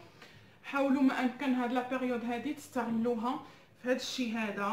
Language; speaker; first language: Arabic; native; Arabic